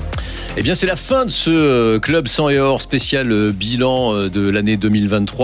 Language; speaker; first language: French; native; French